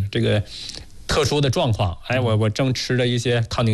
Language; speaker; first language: Chinese; native; Chinese